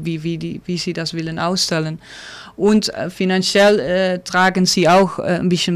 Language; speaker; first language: German; non-native, learner; Dutch